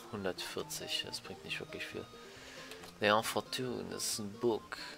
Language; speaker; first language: German; native; German